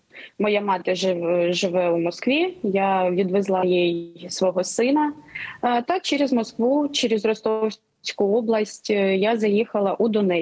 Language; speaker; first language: Ukrainian; non-native, local second language; Russian